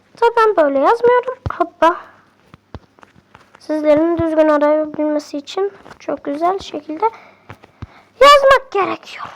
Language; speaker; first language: Turkish; native; Turkish